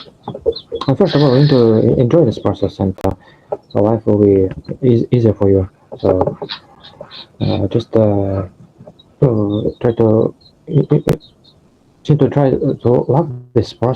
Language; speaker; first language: English; non-native, fluent; Russian